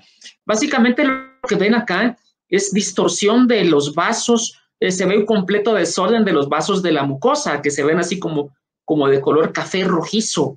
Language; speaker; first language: Spanish; native; Spanish